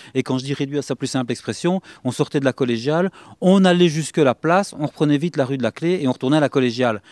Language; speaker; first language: French; native; French